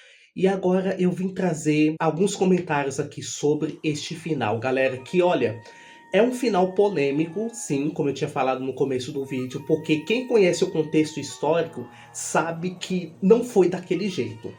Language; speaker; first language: Portuguese; native; Portuguese